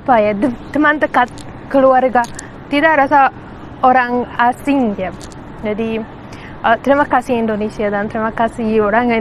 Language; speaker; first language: Indonesian; non-native, fluent; Arabic